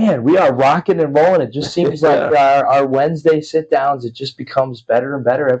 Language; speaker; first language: English; native; English